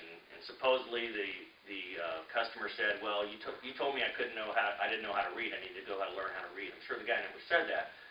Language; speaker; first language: English; native; English